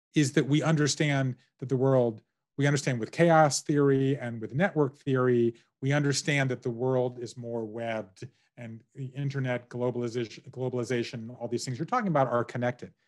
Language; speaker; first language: English; native; English